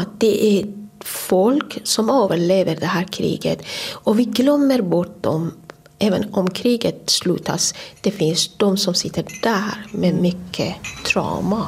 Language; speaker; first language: Swedish; non-native, fluent; Persian